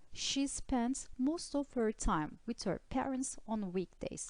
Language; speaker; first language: English; non-native, fluent; Turkish